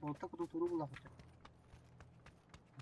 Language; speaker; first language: Russian; non-native, local second language; Yakut